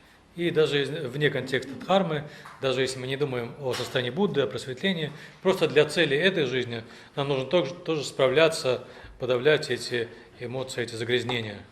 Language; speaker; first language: Russian; native; Russian